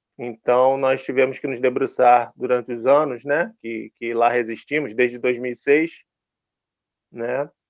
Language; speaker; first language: Portuguese; native; Portuguese